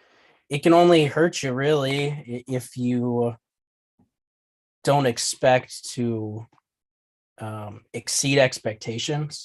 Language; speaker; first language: English; native; English